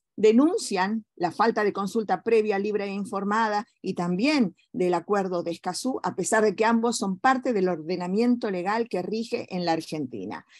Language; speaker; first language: Spanish; native; Spanish